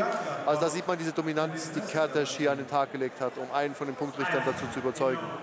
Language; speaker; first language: German; native; German